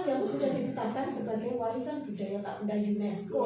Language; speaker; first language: Indonesian; native; Indonesian